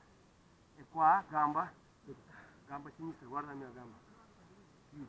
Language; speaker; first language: Italian; non-native, fluent; Russian